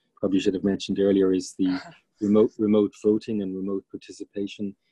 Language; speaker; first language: English; native; English